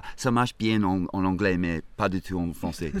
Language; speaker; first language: French; non-native, fluent; English